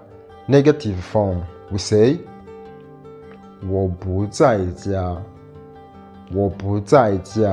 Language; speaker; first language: Chinese; non-native, fluent; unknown